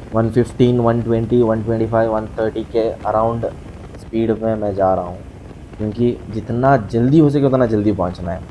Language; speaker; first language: Hindi; non-native, local second language; Urdu